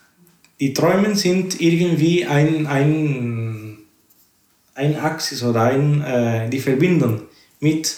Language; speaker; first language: German; non-native, fluent; Spanish